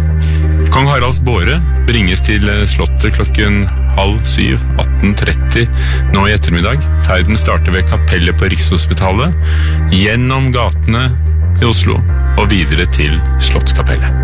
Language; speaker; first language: Norwegian; native; Norwegian